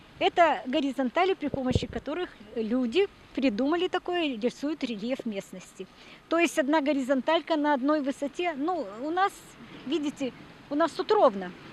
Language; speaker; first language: Russian; native; Russian